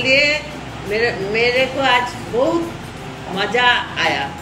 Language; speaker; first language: Hindi; non-native, local second language; Bangla